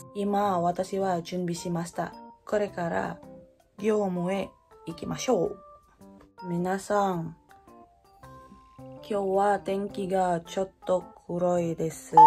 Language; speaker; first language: Japanese; non-native, learner; Indonesian